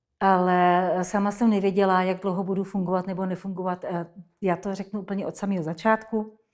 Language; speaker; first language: Czech; native; Czech